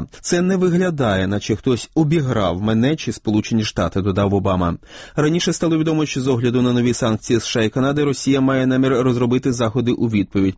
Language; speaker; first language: Ukrainian; native; Ukrainian